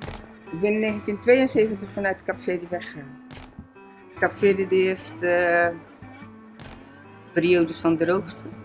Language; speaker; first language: Dutch; non-native, learner; Portuguese